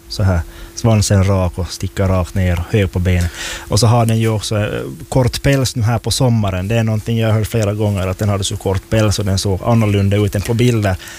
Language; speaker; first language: Swedish; native; Swedish